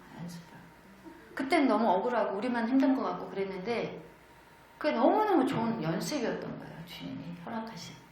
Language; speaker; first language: Korean; native; Korean